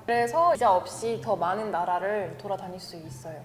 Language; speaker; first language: Korean; early bilingual, other home language; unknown